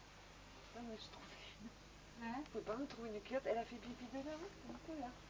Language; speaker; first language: French; native; French